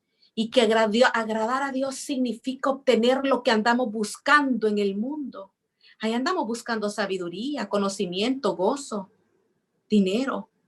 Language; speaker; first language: Spanish; native; Spanish